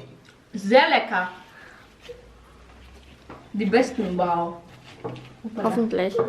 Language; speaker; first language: German; early bilingual, other home language; Cebuano